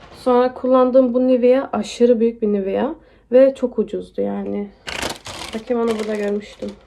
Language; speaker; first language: Turkish; early bilingual, heritage; Turkish